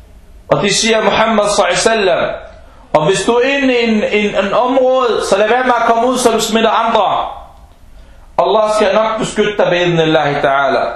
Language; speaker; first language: Danish; non-native, local second language; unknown